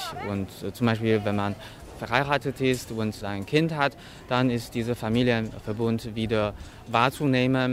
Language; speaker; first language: German; non-native, fluent; Chinese